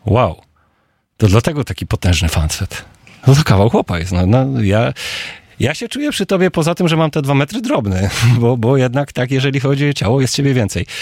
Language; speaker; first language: Polish; native; Polish